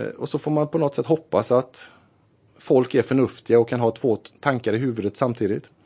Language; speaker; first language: Swedish; native; Swedish